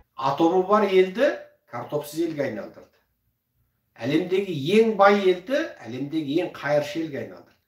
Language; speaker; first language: Kazakh; early bilingual, heritage; Kazakh